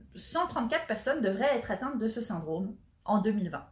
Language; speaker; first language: French; native; French